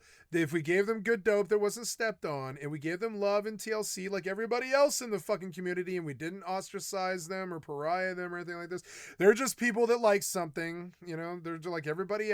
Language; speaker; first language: English; native; English